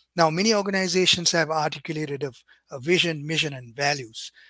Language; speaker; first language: English; non-native, local second language; Sinhala